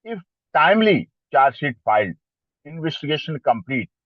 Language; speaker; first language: English; non-native, local second language; Hindi